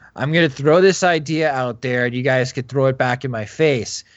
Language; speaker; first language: English; native; English